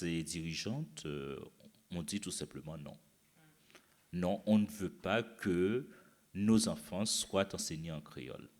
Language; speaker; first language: French; non-native, local second language; Haitian Creole